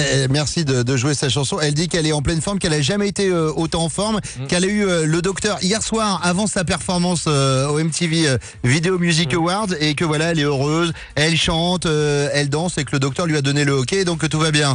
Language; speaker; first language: French; native; French